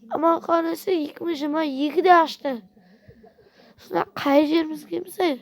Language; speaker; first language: Uzbek; non-native, local second language; Kara-Kalpak